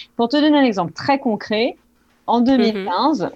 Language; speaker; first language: French; native; French